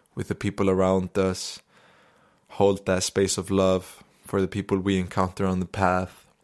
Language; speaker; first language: English; non-native, fluent; Icelandic